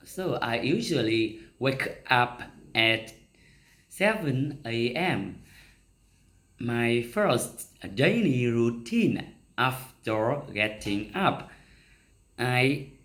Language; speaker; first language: English; non-native, learner; Vietnamese